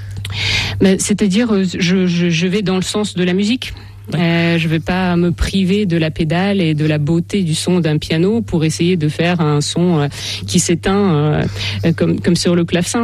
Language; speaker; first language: French; non-native, fluent; Russian